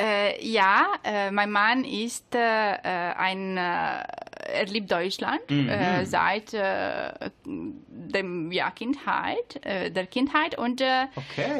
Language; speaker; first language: German; non-native, learner; Italian